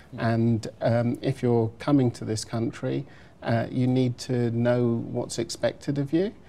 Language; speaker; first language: English; native; English